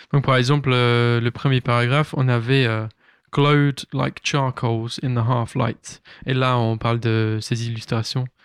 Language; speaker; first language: French; native; French